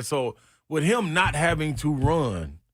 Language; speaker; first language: English; native; English